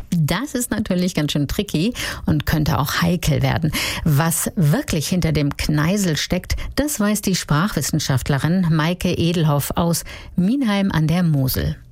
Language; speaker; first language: German; native; German